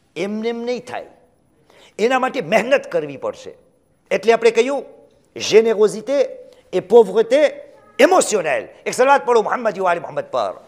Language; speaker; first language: Gujarati; early bilingual, heritage; Gujarati